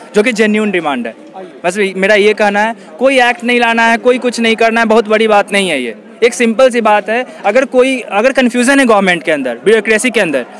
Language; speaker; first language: Hindi; native; Hindi